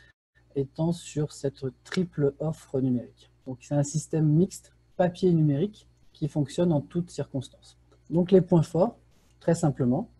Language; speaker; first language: French; native; French